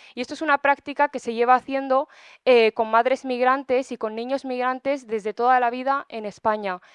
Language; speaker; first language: Spanish; early bilingual, other home language; Arabic